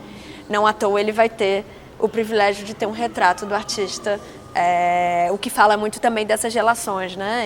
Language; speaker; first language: Portuguese; native; Portuguese